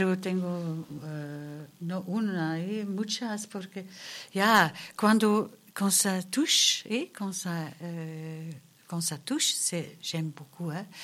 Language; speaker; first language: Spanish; non-native, learner; German